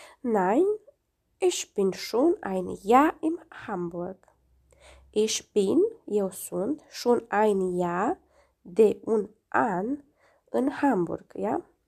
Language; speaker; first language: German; non-native, fluent; Romanian